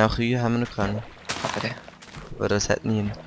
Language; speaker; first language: German; native; German